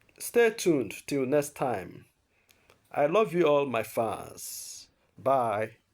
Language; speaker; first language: Nigerian Pidgin; non-native, local second language; Igbo